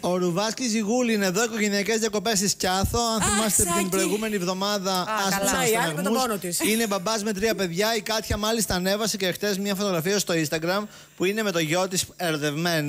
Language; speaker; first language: Greek; native; Greek